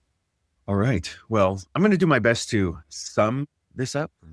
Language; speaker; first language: English; native; English